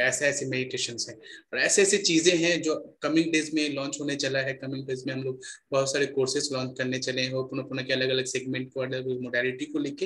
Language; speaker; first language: Hindi; native; Hindi